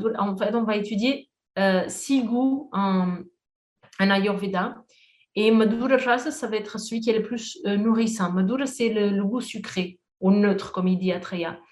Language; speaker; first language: French; non-native, fluent; Portuguese